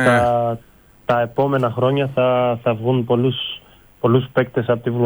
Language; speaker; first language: Greek; non-native, fluent; Bulgarian